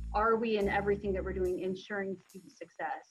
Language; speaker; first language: English; native; English